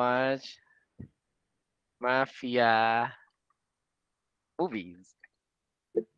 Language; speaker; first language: English; non-native, learner; Vietnamese